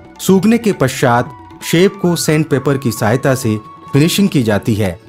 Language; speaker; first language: Hindi; native; Hindi